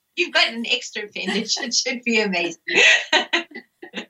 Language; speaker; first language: English; native; English